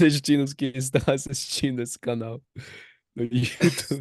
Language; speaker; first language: Portuguese; non-native, fluent; English